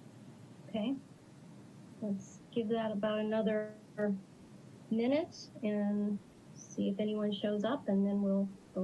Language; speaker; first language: English; native; English